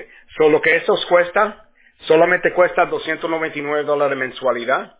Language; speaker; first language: Spanish; early bilingual, heritage; Spanish